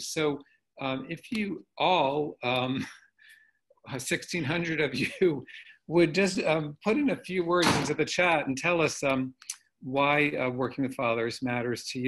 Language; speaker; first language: English; native; English